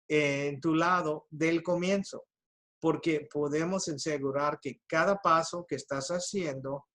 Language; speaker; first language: Spanish; early bilingual, heritage; Spanish